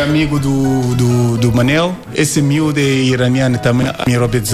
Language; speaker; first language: Portuguese; non-native, learner; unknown